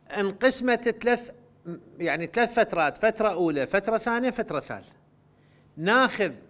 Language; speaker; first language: Arabic; non-native, local second language; Central Kurdish